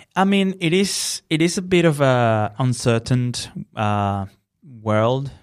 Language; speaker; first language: English; non-native, fluent; Spanish